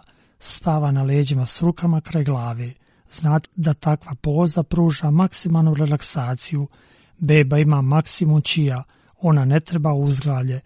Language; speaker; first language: Croatian; non-native, fluent; Chinese